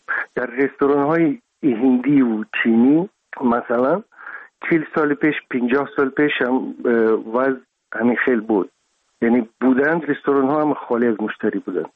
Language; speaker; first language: Persian; non-native, local second language; Russian